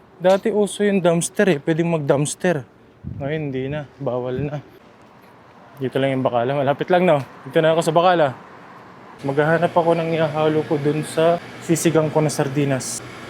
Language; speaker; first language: Filipino; non-native, local second language; Iloko